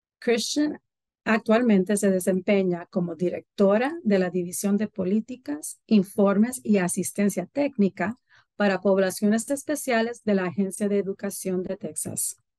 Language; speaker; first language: Spanish; early bilingual, heritage; Spanish